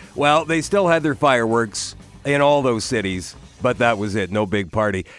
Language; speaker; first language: English; native; English